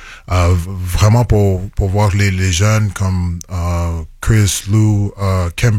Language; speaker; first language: French; non-native, local second language; English